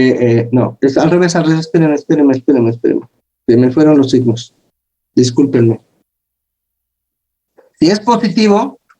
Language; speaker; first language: Spanish; native; Spanish